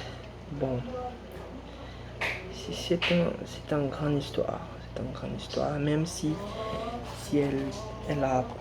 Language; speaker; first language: French; non-native, learner; Portuguese